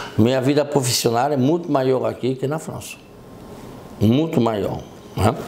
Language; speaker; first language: Portuguese; non-native, fluent; French